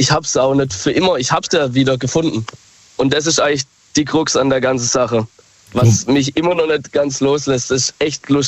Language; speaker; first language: German; native; German